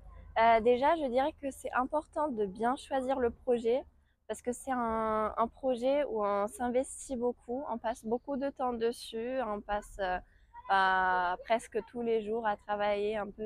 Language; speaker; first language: French; non-native, fluent; German